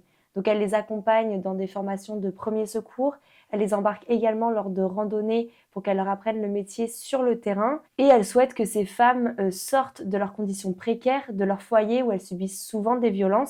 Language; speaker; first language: French; native; French